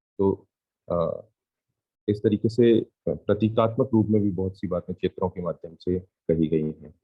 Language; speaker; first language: Hindi; native; Hindi